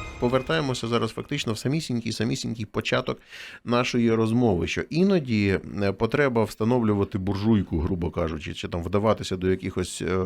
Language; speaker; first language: Ukrainian; native; Ukrainian